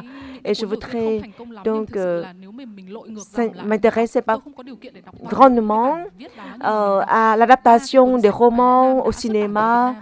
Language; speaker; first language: French; non-native, fluent; Vietnamese